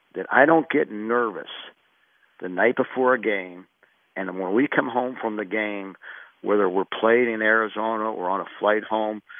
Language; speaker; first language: English; native; English